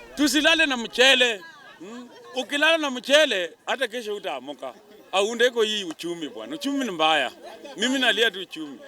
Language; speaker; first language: Swahili; non-native, local second language; Luo (Kenya and Tanzania)